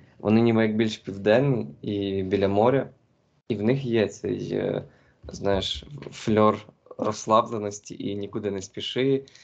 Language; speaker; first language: Ukrainian; native; Ukrainian